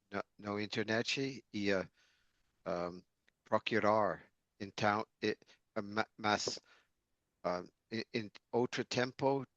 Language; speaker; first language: Portuguese; non-native, learner; English